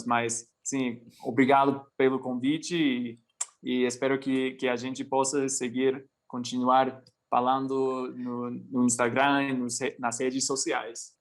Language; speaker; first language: Portuguese; non-native, fluent; English